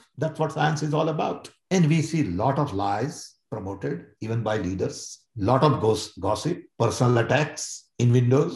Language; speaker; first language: English; non-native, local second language; Gujarati